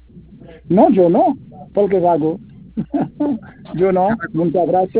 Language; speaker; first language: Spanish; non-native, learner; Haitian Creole